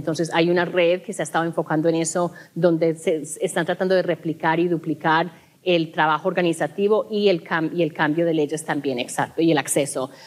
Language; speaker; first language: Spanish; early bilingual, heritage; Spanish